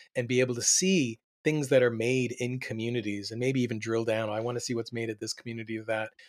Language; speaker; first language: English; native; English